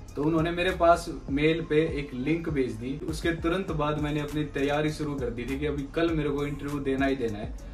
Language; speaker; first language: Hindi; native; Hindi